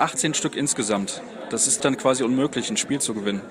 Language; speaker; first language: German; native; German